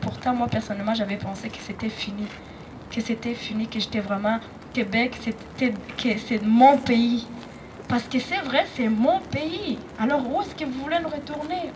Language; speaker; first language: French; non-native, local second language; Rundi